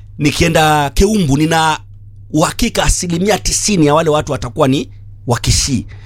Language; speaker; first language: Swahili; non-native, local second language; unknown